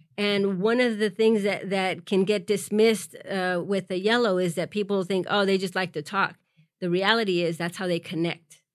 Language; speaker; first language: English; early bilingual, other home language; Spanish